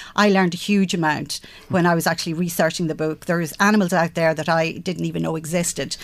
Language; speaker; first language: English; native; English